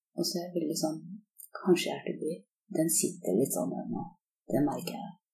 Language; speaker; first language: Norwegian; early bilingual, other home language; Korean